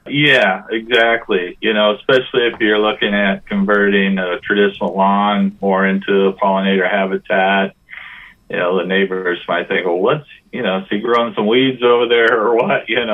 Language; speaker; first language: English; native; English